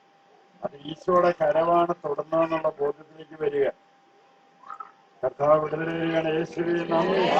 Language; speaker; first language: Malayalam; native; Malayalam